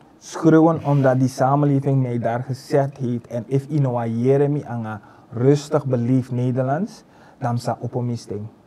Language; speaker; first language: Dutch; native; Dutch